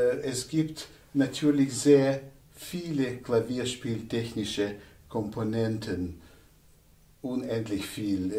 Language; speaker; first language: German; non-native, fluent; Russian